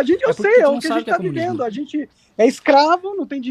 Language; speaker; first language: Portuguese; native; Portuguese